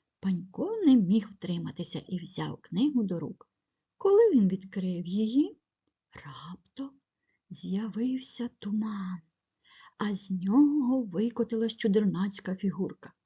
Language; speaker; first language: Ukrainian; native; Ukrainian